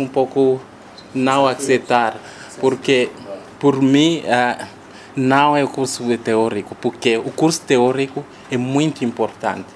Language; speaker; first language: Portuguese; non-native, learner; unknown